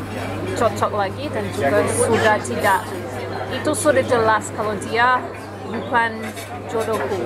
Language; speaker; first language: Indonesian; non-native, fluent; English